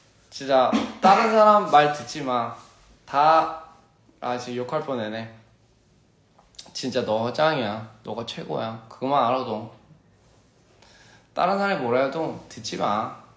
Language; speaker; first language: Korean; early bilingual, heritage; Korean